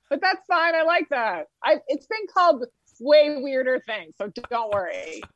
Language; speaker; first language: English; native; English